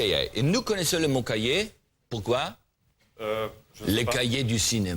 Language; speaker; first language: French; non-native, learner; German